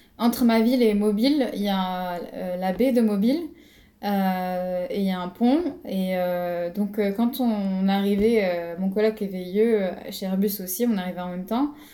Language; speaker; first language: French; non-native, local second language; Arabic